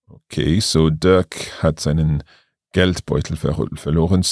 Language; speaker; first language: German; non-native, learner; English